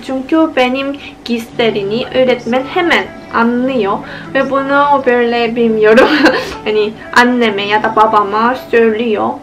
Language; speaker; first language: Turkish; non-native, fluent; Korean